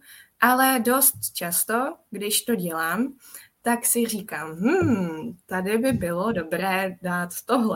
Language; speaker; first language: Czech; non-native, fluent; Japanese